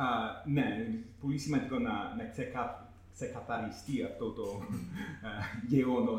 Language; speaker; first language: Greek; non-native, fluent; English